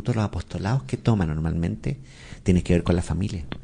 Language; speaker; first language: Spanish; native; Spanish